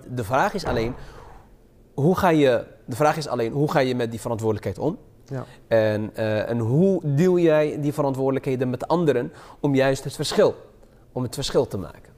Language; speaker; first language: Dutch; early bilingual, other home language; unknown